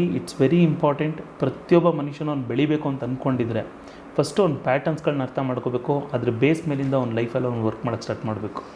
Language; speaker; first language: Kannada; native; Kannada